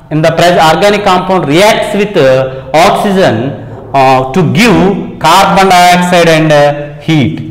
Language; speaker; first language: English; non-native, local second language; Telugu